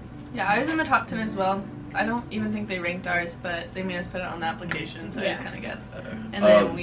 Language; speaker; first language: English; native; English